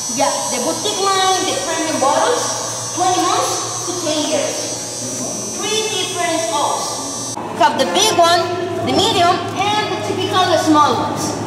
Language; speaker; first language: English; non-native, fluent; Spanish